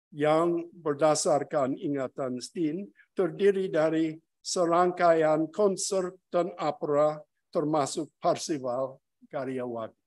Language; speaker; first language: Indonesian; non-native, fluent; English